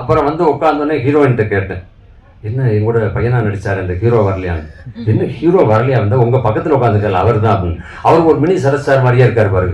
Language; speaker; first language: Tamil; native; Tamil